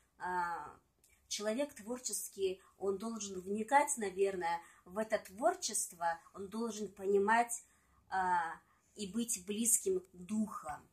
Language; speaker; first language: Russian; non-native, local second language; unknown